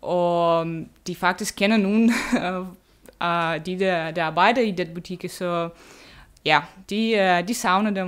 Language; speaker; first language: Danish; non-native, learner; Russian